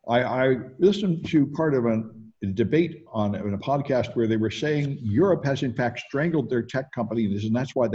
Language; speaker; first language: English; native; English